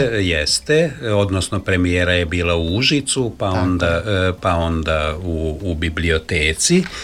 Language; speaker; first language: Serbian; non-native, local second language; Hungarian